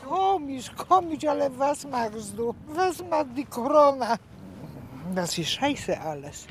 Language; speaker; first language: German; non-native, learner; Polish